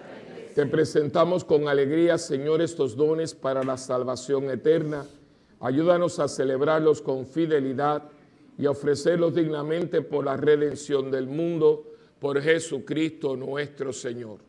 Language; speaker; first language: Spanish; native; Spanish